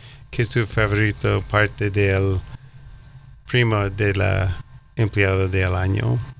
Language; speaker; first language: Spanish; non-native, learner; English